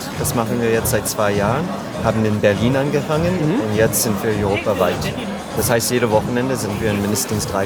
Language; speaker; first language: German; non-native, learner; French